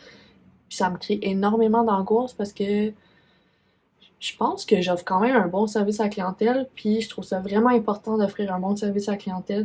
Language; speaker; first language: French; native; French